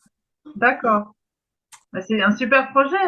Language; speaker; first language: French; native; French